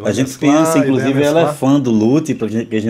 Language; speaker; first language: Portuguese; native; Portuguese